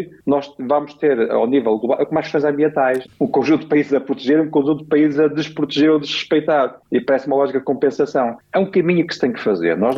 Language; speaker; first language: Portuguese; native; Portuguese